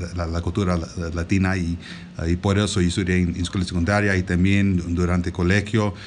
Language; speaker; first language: Spanish; non-native, learner; English